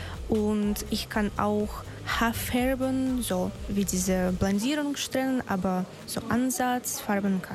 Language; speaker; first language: German; non-native, learner; Russian